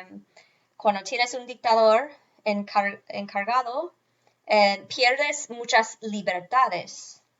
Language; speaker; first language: Spanish; non-native, fluent; English